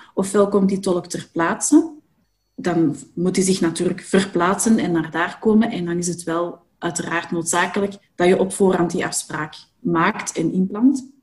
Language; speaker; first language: Dutch; native; Dutch